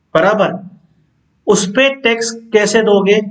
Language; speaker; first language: Hindi; non-native, local second language; Gujarati